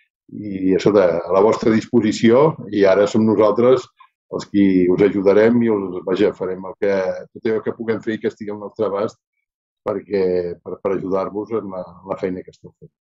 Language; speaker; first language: Catalan; native; Catalan